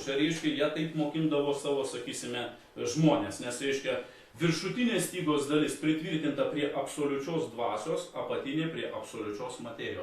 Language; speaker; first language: Lithuanian; native; Lithuanian